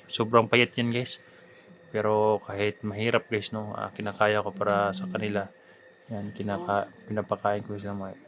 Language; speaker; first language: Filipino; non-native, local second language; Cebuano